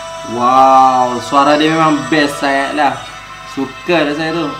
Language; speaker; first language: Indonesian; native; Indonesian